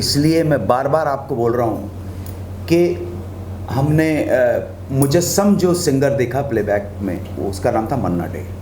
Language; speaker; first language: Hindi; native; Hindi